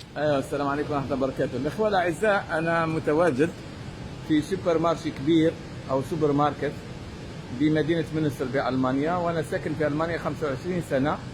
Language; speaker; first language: Arabic; native; Arabic